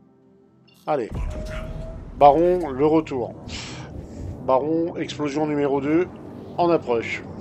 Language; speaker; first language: French; native; French